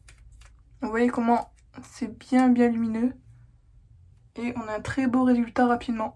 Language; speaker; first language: French; native; French